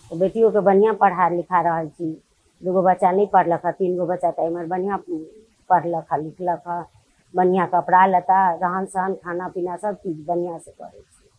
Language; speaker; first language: Hindi; non-native, local second language; Maithili